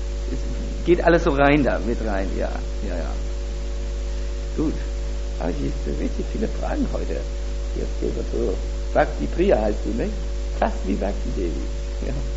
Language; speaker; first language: German; native; German